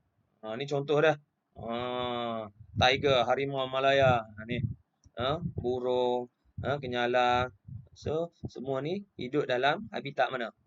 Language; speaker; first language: Malay; native; Malay